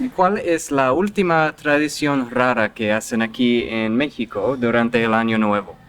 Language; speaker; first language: Spanish; non-native, fluent; English